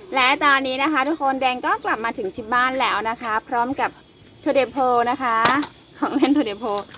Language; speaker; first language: Thai; native; Thai